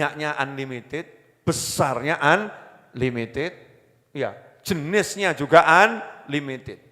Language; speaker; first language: Indonesian; native; Indonesian